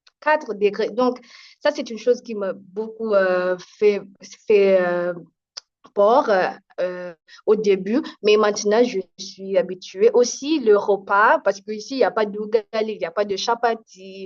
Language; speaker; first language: French; non-native, fluent; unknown